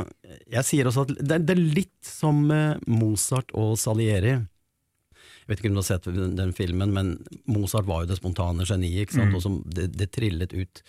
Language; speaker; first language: Norwegian; native; Norwegian